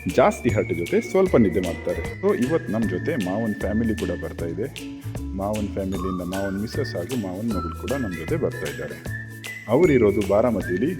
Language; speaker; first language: Kannada; native; Kannada